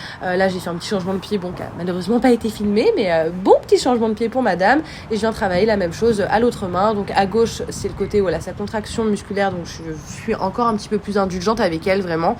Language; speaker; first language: French; native; French